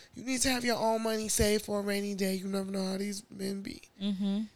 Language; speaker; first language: English; native; English